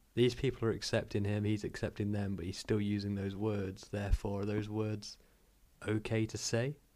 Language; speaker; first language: English; native; English